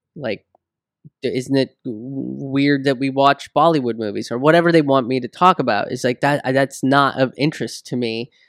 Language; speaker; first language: English; early bilingual, other home language; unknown